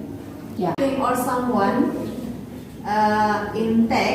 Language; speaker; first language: English; non-native, learner; Indonesian